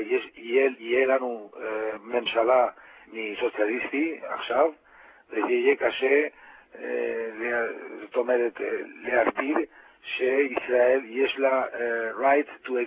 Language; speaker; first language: Hebrew; non-native, fluent; Spanish